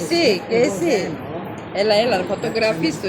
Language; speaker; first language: Greek; non-native, learner; Armenian